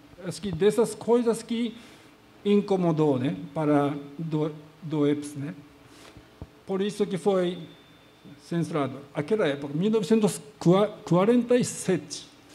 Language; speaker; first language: Portuguese; non-native, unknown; Japanese